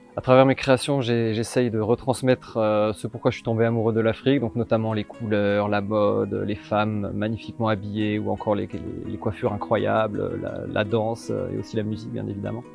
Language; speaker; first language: French; native; French